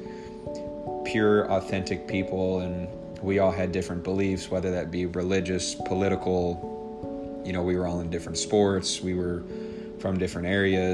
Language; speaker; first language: English; native; English